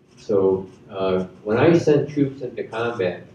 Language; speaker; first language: English; native; English